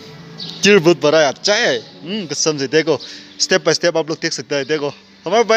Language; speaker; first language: Hindi; non-native, local second language; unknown